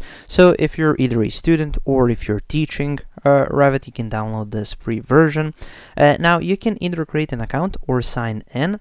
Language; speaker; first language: English; non-native, fluent; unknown